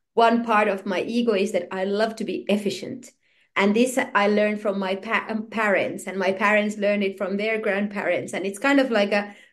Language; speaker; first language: English; non-native, fluent; Finnish